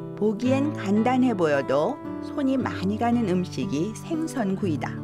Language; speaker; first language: Korean; native; Korean